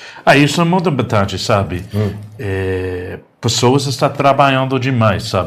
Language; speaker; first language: Portuguese; non-native, learner; English